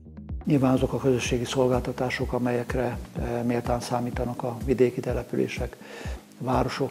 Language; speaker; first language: Hungarian; native; Hungarian